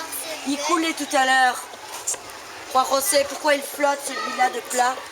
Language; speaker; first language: French; native; French